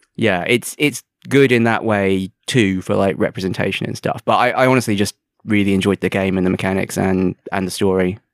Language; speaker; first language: English; native; English